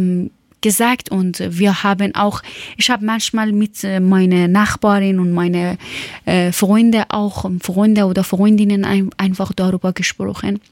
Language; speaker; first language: German; non-native, learner; Persian